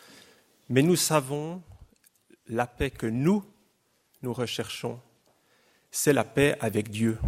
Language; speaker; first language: French; native; French